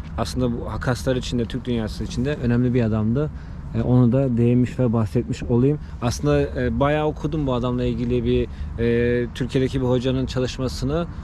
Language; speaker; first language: Turkish; native; Turkish